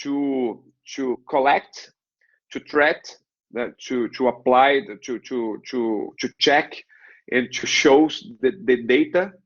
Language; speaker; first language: English; non-native, learner; Portuguese